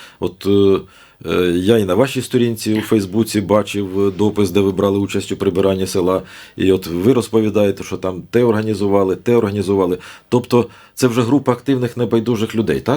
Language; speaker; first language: Ukrainian; native; Ukrainian